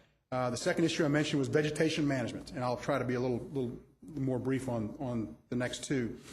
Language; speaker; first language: English; native; English